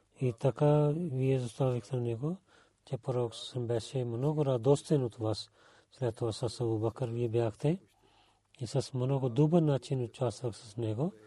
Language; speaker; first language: Bulgarian; non-native, learner; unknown